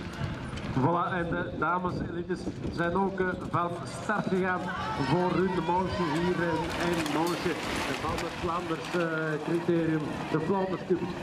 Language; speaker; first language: Dutch; native; Dutch